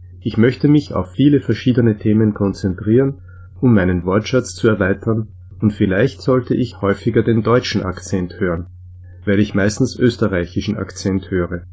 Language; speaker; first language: German; non-native, learner; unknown